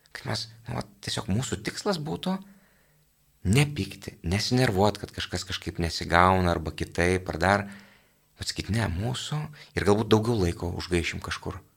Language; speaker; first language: Lithuanian; native; Lithuanian